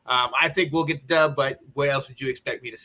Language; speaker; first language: English; native; English